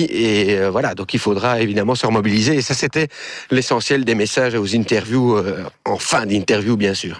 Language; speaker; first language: French; native; French